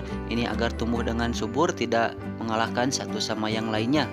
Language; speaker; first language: Indonesian; native; Indonesian